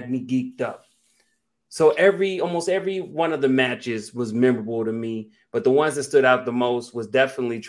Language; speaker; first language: English; native; English